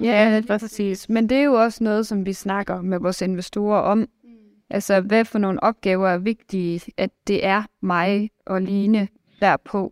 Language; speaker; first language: Danish; native; Danish